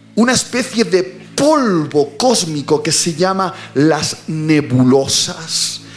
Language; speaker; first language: Spanish; native; Spanish